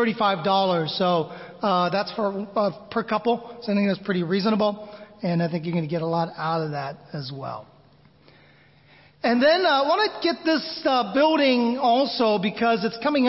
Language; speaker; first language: English; native; English